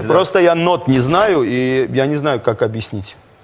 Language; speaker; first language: Russian; non-native, local second language; Armenian